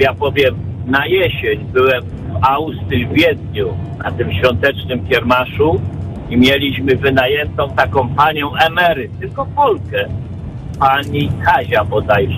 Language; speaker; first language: Polish; native; Polish